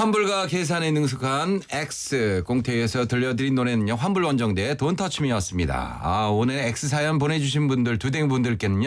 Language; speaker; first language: Korean; native; Korean